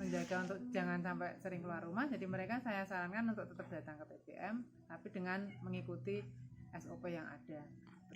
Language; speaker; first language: Indonesian; native; Indonesian